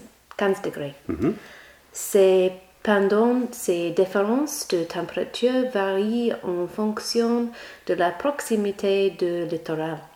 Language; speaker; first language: French; non-native, learner; English